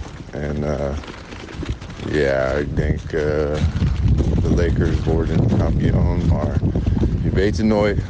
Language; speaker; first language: Dutch; non-native, learner; English